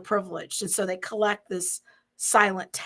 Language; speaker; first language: English; native; English